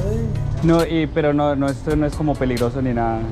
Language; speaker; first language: Spanish; non-native, learner; English